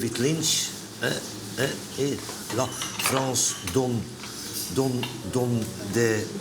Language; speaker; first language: French; non-native, local second language; Dutch